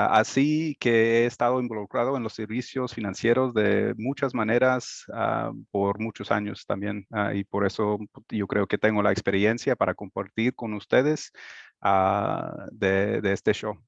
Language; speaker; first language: Spanish; early bilingual, heritage; Spanish